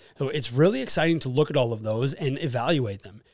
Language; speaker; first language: English; native; English